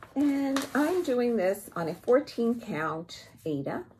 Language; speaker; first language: English; native; English